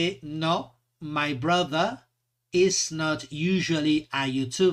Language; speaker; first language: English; non-native, fluent; Spanish